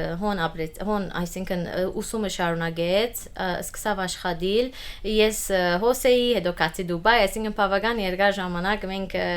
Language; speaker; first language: Armenian; early bilingual, heritage; Armenian